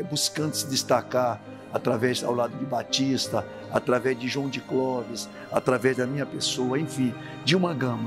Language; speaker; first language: Portuguese; native; Portuguese